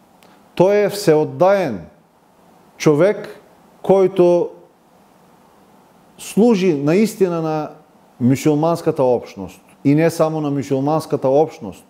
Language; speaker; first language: Bulgarian; non-native, local second language; Turkish